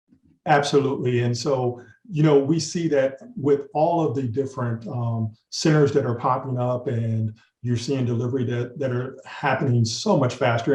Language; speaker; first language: English; native; English